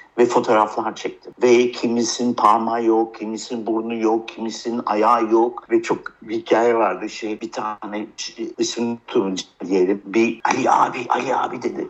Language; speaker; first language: Turkish; early bilingual, heritage; Turkish